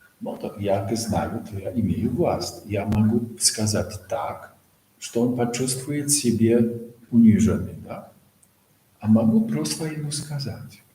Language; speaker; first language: Russian; non-native, fluent; Polish